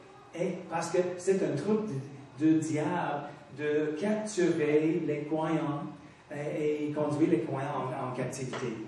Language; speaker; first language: French; non-native, fluent; English